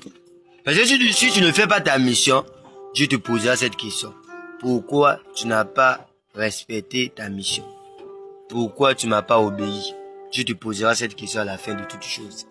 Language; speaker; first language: French; non-native, local second language; Lingala